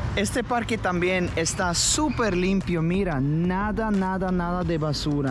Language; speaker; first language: Spanish; non-native, fluent; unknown